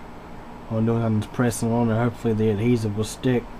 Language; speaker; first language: English; native; English